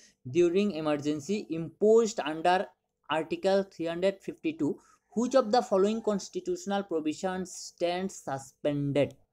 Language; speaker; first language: English; non-native, local second language; Bangla